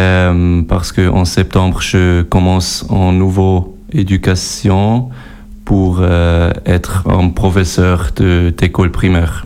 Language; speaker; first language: French; non-native, local second language; German